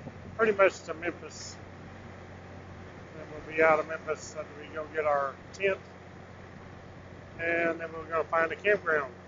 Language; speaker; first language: English; native; English